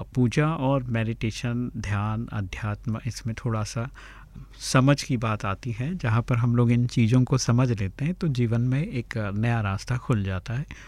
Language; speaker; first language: Hindi; native; Hindi